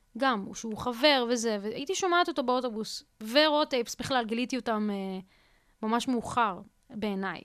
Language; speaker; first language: Hebrew; early bilingual, other home language; Russian